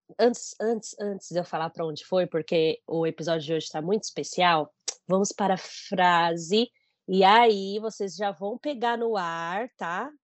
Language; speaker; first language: Portuguese; native; Portuguese